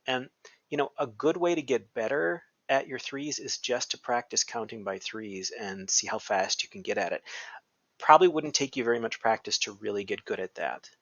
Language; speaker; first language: English; native; English